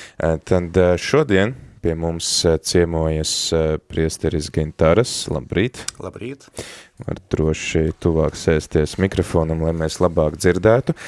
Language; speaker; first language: Latvian; native; Latvian